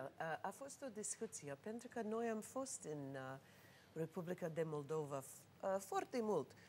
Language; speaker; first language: Romanian; non-native, learner; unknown